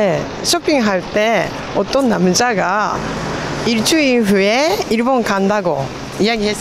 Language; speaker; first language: Korean; non-native, fluent; Japanese